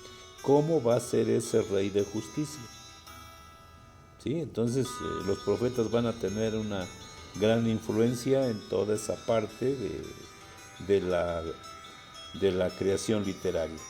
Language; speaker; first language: Spanish; native; Spanish